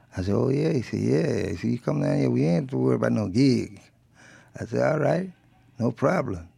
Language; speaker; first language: English; early bilingual, other home language; French